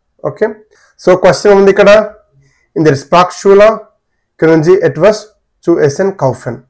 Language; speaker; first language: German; non-native, fluent; Telugu